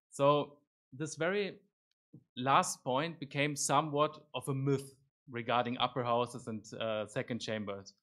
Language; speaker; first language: English; non-native, fluent; German